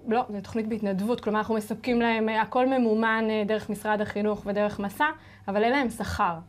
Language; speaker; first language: Hebrew; native; Hebrew